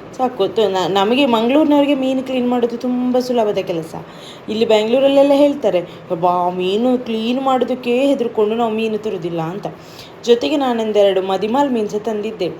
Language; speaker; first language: Kannada; non-native, local second language; Tulu